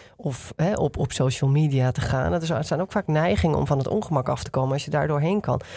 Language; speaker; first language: Dutch; native; Dutch